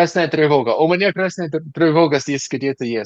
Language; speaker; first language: Russian; non-native, learner; English